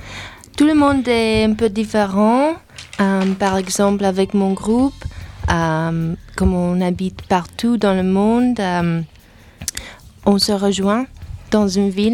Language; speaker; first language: French; non-native, fluent; English